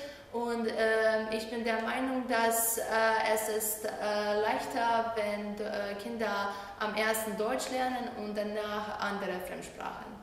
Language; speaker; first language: German; non-native, learner; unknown